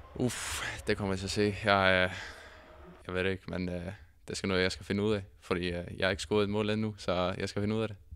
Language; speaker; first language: Danish; non-native, fluent; Icelandic